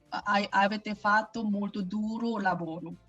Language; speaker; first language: Italian; non-native, learner; Korean